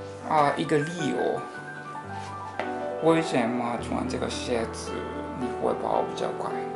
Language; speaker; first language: Chinese; non-native, fluent; Japanese